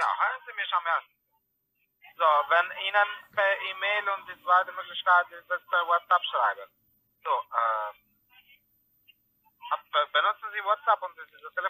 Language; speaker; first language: German; non-native, fluent; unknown